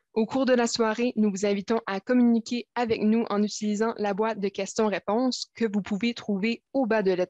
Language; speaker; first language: French; native; French